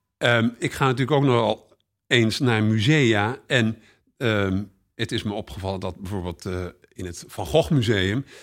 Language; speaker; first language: Dutch; native; Dutch